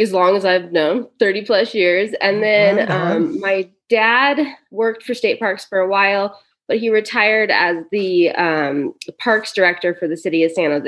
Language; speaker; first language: English; native; English